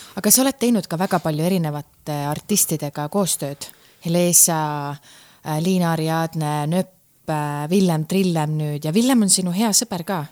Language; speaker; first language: Estonian; native; Estonian